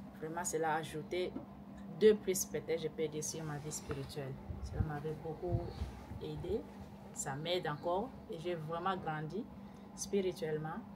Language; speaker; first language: French; non-native, local second language; Lingala